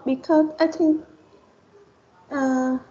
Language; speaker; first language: English; non-native, learner; Vietnamese